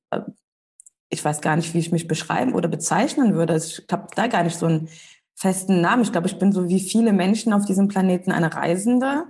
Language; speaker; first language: German; early bilingual, other home language; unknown